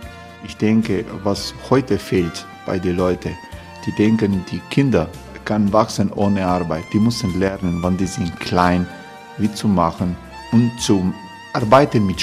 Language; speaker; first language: German; non-native, learner; Croatian